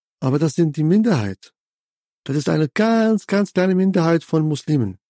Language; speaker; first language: German; non-native, fluent; Arabic